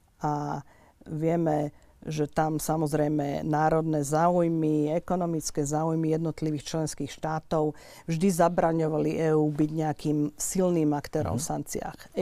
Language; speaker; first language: Slovak; native; Slovak